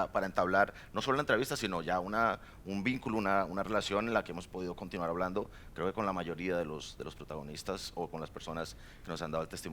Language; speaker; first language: Spanish; native; Spanish